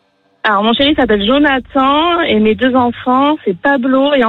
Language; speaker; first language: French; native; French